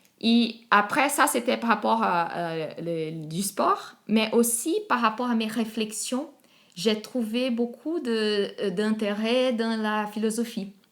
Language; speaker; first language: French; non-native, fluent; Portuguese